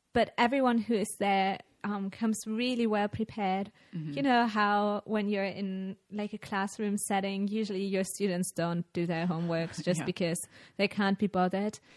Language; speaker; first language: English; non-native, fluent; German